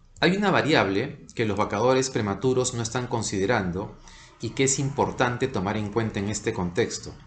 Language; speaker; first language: Spanish; native; Spanish